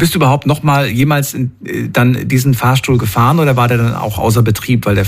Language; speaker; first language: German; native; German